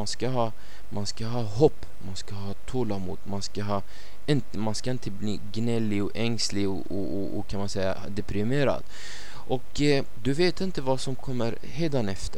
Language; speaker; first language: Swedish; non-native, fluent; Arabic